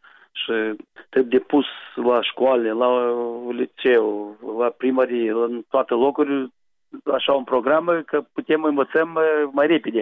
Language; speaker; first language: Romanian; non-native, local second language; Gagauz